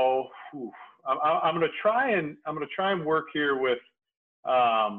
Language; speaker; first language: English; native; English